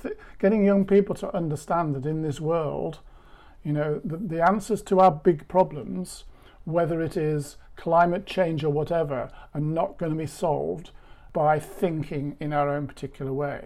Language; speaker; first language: English; native; English